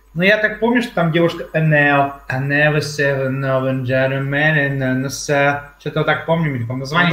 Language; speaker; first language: Russian; native; Russian